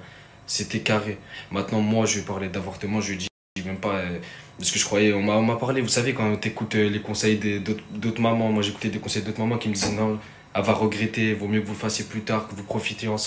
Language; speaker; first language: French; native; French